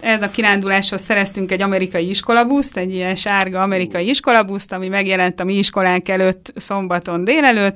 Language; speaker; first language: Hungarian; native; Hungarian